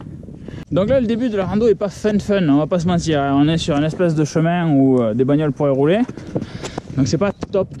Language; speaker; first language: French; native; French